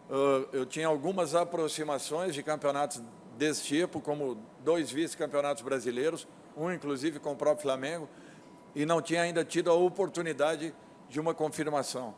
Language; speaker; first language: Portuguese; native; Portuguese